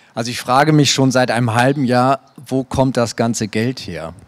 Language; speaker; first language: German; native; German